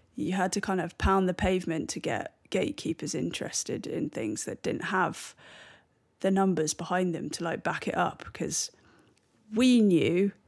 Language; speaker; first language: English; native; English